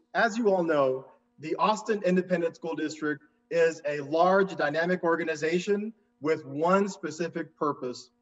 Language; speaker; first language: English; native; English